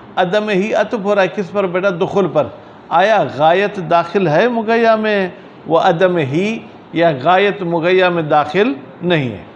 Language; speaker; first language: Urdu; non-native, local second language; Sindhi